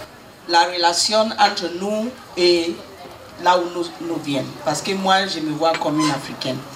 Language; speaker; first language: French; non-native, learner; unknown